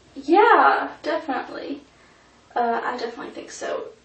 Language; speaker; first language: English; native; English